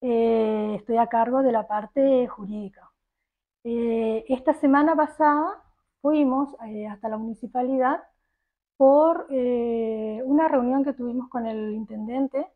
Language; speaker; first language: Spanish; native; Spanish